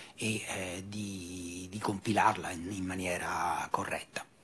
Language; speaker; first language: Italian; native; Italian